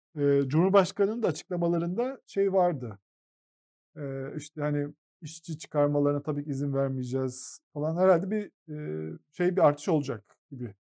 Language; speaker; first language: Turkish; native; Turkish